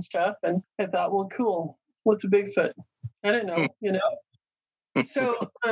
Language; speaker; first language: English; native; English